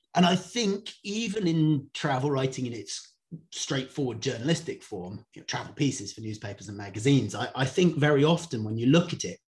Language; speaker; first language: English; native; English